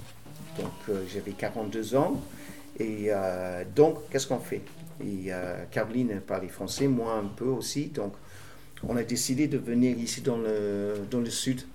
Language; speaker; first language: French; non-native, fluent; English